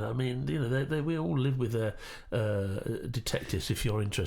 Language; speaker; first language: English; native; English